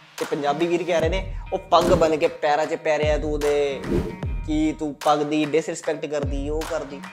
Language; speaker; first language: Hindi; non-native, local second language; Punjabi